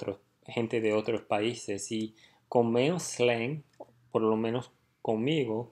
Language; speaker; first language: Spanish; non-native, fluent; English